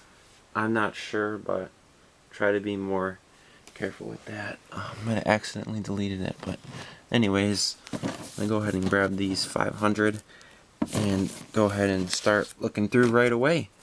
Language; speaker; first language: English; native; English